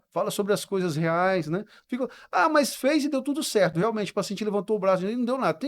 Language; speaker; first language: Portuguese; native; Portuguese